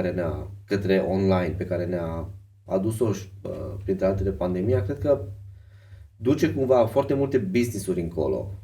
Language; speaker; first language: Romanian; native; Romanian